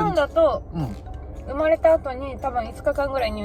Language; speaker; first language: Japanese; native; Japanese